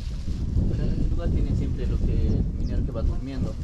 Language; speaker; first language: Spanish; native; Spanish